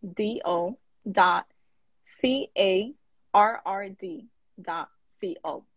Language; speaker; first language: English; native; English